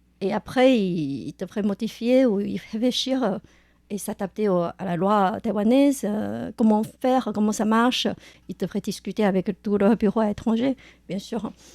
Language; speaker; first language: French; non-native, fluent; Chinese